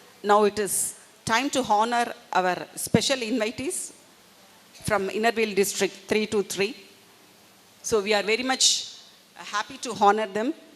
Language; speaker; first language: English; non-native, local second language; Tamil